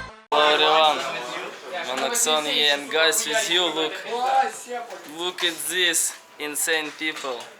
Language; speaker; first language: English; non-native, learner; Ukrainian